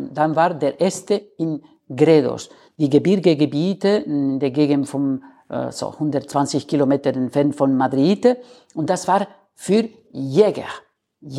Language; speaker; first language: German; non-native, fluent; Spanish